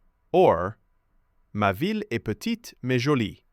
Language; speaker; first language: French; non-native, fluent; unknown